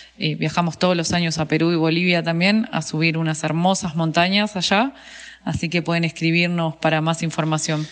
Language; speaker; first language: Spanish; native; Spanish